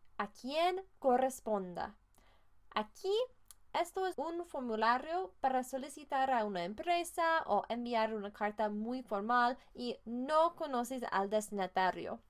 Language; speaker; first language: Spanish; non-native, fluent; English